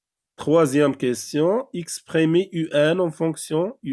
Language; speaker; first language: French; non-native, local second language; Arabic